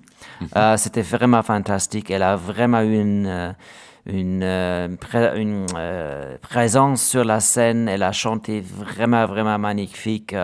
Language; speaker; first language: French; non-native, learner; German